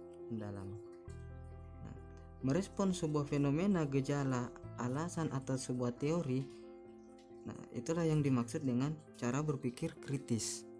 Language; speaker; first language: Indonesian; native; Indonesian